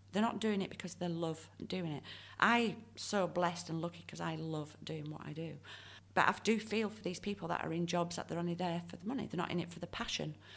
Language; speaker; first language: English; native; English